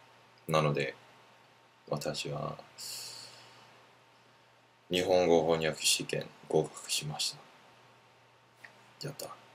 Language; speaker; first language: Japanese; non-native, learner; English